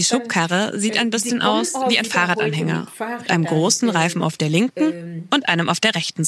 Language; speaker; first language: German; native; German